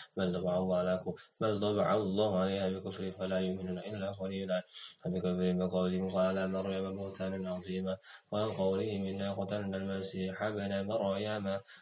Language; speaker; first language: Arabic; non-native, learner; Indonesian